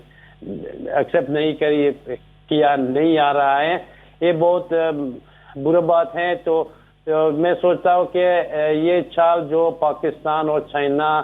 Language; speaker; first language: Hindi; non-native, learner; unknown